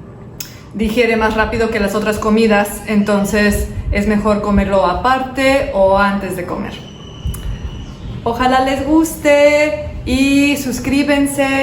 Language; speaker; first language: Spanish; non-native, fluent; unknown